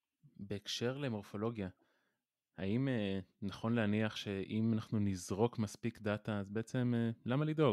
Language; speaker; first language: Hebrew; native; Hebrew